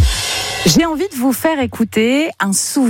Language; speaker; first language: French; native; French